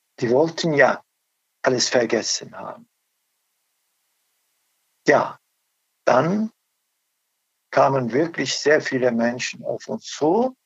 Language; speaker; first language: German; non-native, learner; Turkish